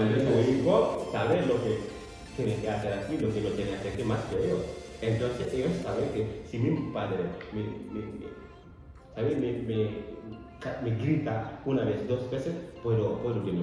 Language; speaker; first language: Spanish; non-native, learner; Fula